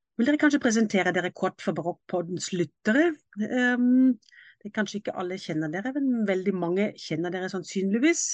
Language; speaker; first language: Norwegian; non-native, fluent; German